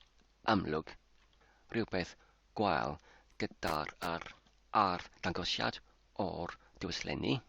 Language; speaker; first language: Welsh; non-native, learner; English